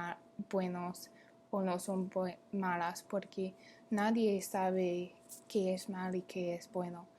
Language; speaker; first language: Spanish; non-native, learner; English